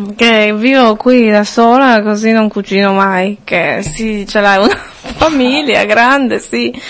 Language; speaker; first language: Italian; non-native, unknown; Polish